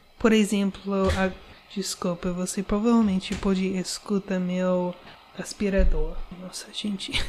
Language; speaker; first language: Portuguese; non-native, learner; English